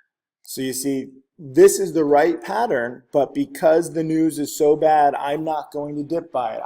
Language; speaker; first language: English; native; English